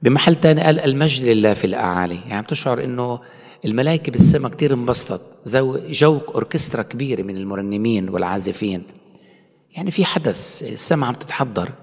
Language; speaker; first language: Arabic; native; Arabic